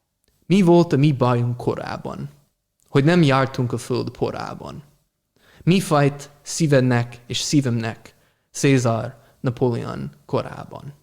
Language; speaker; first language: Hungarian; non-native, fluent; English